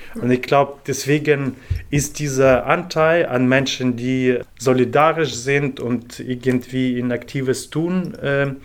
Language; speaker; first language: German; non-native, fluent; Ukrainian